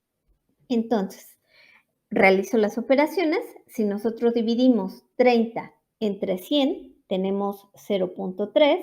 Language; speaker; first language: Spanish; native; Spanish